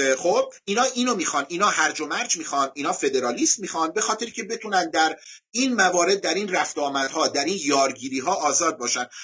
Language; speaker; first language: Persian; non-native, local second language; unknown